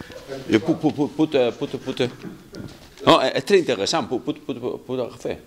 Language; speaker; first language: French; non-native, learner; Spanish